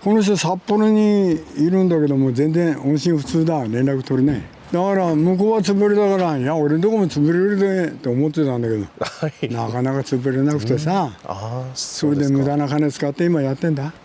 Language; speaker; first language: Japanese; native; Japanese